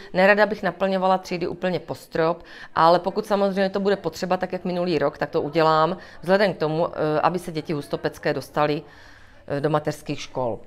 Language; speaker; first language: Czech; native; Czech